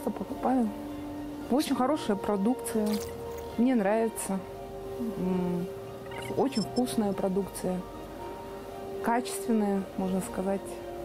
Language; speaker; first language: Russian; non-native, local second language; Kazakh